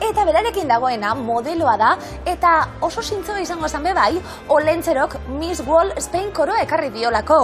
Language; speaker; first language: Basque; native; Basque